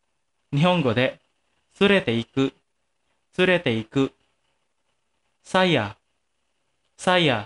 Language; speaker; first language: Japanese; non-native, fluent; Indonesian